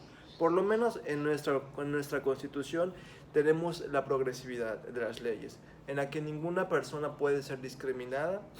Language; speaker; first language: Spanish; native; Spanish